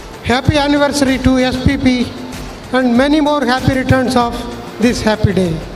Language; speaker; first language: English; non-native, local second language; Telugu